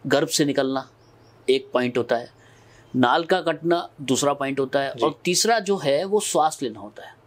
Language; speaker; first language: Hindi; native; Hindi